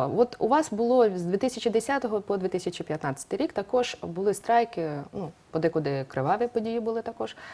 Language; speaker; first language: Ukrainian; native; Ukrainian